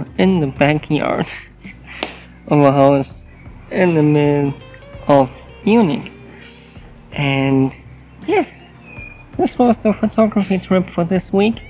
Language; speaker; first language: English; non-native, fluent; German